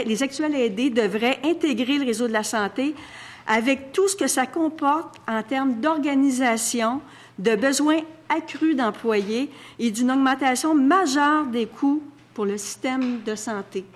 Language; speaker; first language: French; native; French